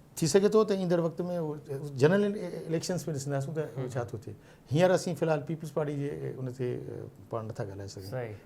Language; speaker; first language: Sindhi; non-native, local second language; Urdu